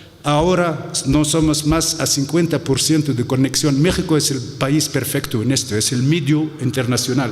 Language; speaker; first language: Spanish; non-native, fluent; Arabic